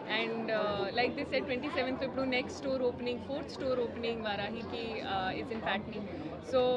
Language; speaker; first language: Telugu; non-native, learner; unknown